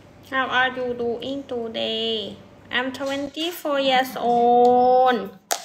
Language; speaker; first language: English; non-native, learner; Thai